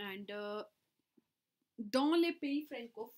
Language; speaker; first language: French; non-native, fluent; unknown